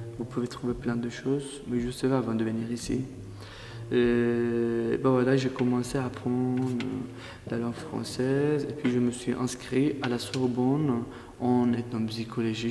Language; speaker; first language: French; non-native, fluent; Kurdish